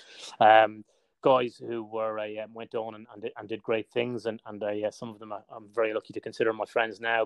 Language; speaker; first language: English; native; English